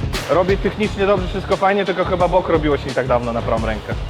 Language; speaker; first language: Polish; non-native, fluent; Russian